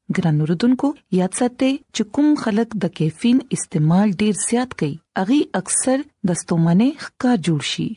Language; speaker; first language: Pashto; non-native, local second language; Punjabi